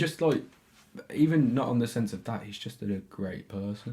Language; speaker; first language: English; native; English